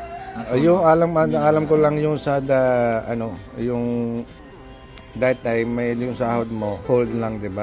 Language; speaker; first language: Filipino; non-native, learner; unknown